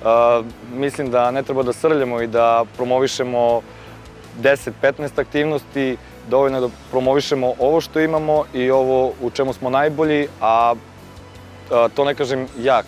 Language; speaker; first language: Croatian; native; Croatian